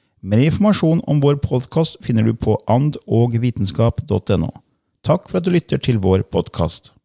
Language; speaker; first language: Norwegian; native; Norwegian